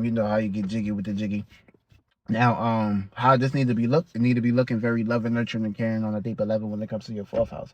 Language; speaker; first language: English; native; English